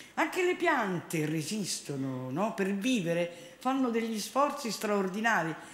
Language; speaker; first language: Italian; native; Italian